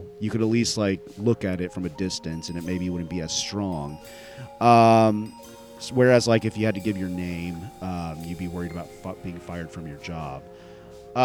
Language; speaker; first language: English; native; English